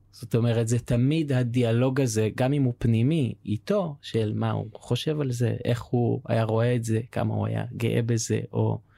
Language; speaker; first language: Hebrew; native; Hebrew